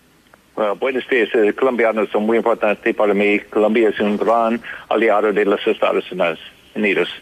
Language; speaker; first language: Spanish; non-native, learner; English